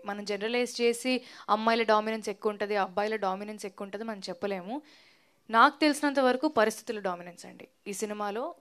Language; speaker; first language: Telugu; native; Telugu